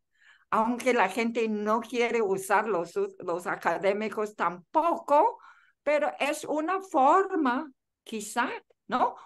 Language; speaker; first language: Spanish; non-native, fluent; Chinese